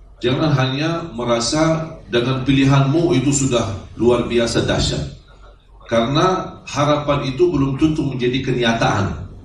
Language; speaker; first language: Indonesian; non-native, fluent; Arabic